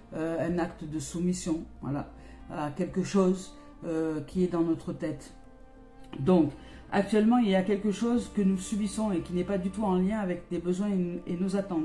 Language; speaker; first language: French; native; French